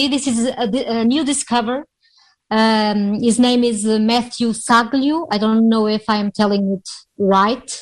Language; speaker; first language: English; non-native, fluent; Portuguese